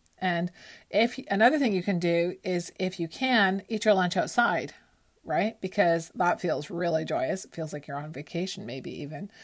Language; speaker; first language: English; early bilingual, other home language; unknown